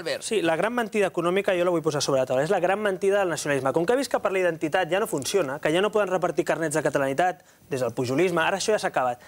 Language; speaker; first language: Catalan; native; Catalan